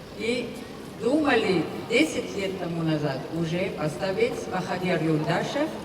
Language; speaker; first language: Russian; non-native, fluent; French